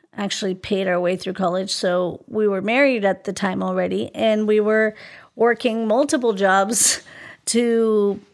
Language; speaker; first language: English; early bilingual, other home language; Spanish